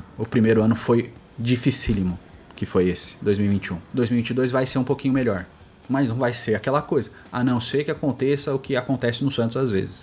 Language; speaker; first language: Portuguese; native; Portuguese